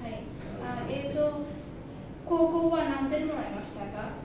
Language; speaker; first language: Japanese; non-native, fluent; Bangla